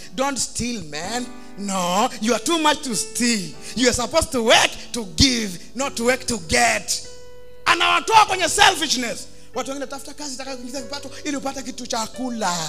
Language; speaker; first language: English; non-native, local second language; Swahili